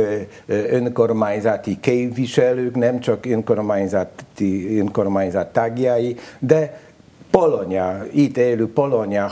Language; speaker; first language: Hungarian; non-native, learner; Polish